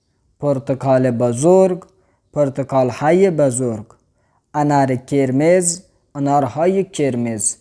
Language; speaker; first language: Persian; non-native, learner; Urdu